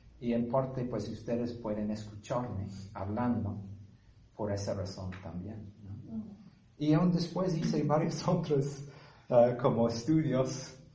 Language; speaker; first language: Spanish; non-native, fluent; English